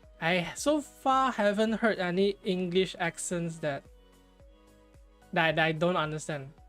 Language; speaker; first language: English; non-native, fluent; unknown